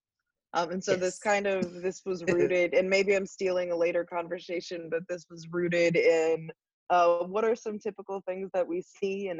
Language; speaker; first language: English; native; English